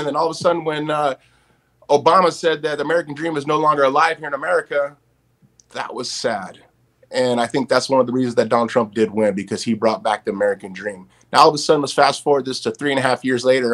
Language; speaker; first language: English; native; English